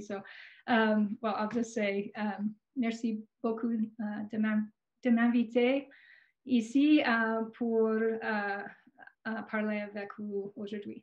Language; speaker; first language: French; non-native, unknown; English